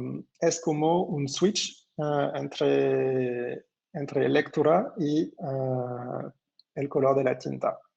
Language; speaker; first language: Spanish; non-native, fluent; French